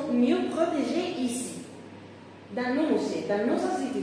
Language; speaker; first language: French; non-native, fluent; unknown